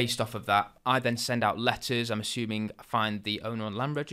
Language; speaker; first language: English; native; English